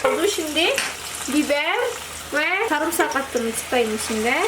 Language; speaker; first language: Turkish; non-native, learner; Indonesian